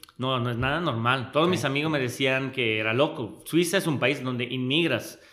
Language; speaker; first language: Spanish; non-native, fluent; Italian